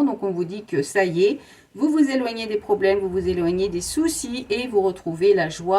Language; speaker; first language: French; native; French